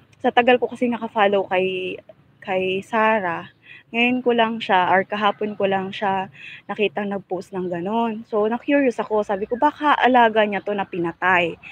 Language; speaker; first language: Filipino; non-native, local second language; Bikol